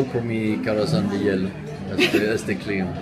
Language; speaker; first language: Spanish; non-native, fluent; Swedish